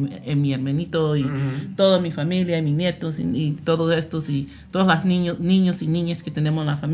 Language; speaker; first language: Spanish; early bilingual, heritage; Spanish